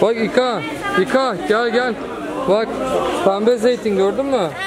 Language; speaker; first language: Turkish; native; Turkish